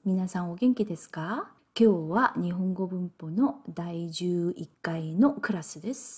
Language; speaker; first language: Japanese; non-native, fluent; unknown